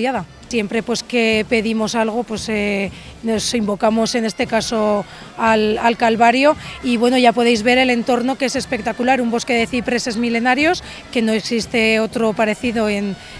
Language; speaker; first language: Spanish; native; Spanish